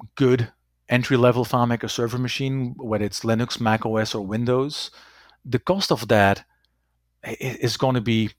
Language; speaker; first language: English; non-native, fluent; Dutch